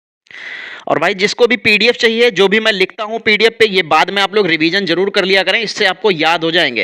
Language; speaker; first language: Hindi; native; Hindi